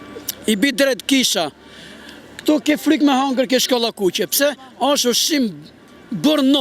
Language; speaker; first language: Albanian; native; Albanian